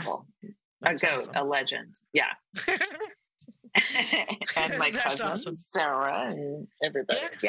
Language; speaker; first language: English; native; English